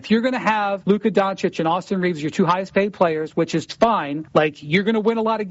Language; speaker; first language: English; native; English